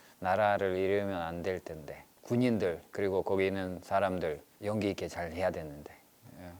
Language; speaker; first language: Korean; non-native, fluent; Russian